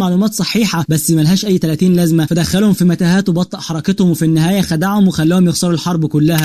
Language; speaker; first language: Arabic; native; Arabic